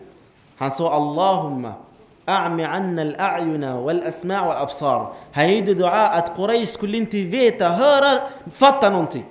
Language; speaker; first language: Swedish; non-native, fluent; Arabic